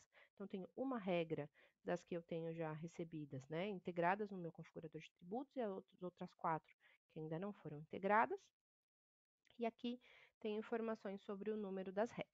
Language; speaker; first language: Portuguese; native; Portuguese